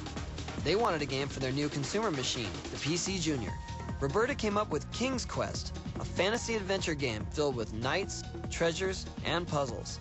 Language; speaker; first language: English; native; English